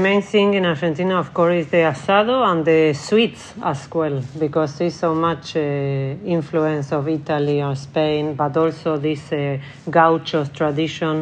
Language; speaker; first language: English; non-native, learner; Spanish